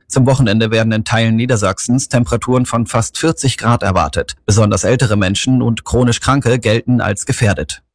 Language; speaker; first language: German; native; German